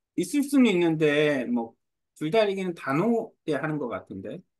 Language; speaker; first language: Korean; native; Korean